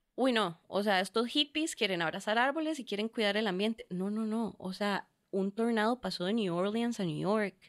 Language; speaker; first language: Spanish; native; Spanish